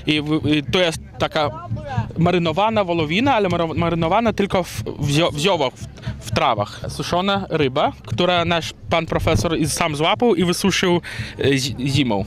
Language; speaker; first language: Polish; non-native, learner; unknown